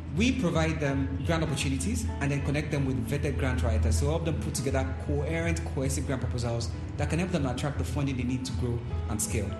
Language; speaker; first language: English; non-native, local second language; Yoruba